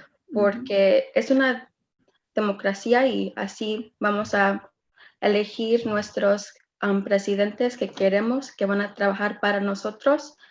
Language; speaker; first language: Spanish; early bilingual, other home language; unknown